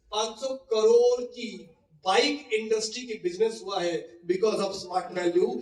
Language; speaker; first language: Hindi; non-native, local second language; Bangla